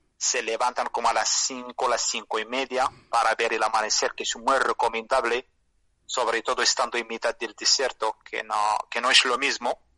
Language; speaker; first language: Spanish; non-native, fluent; Arabic